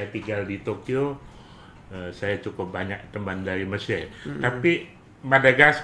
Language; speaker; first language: Indonesian; native; Indonesian